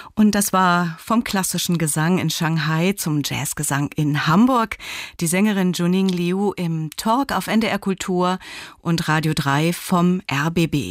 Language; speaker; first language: German; native; German